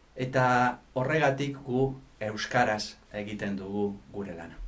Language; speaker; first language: Basque; non-native, fluent; Spanish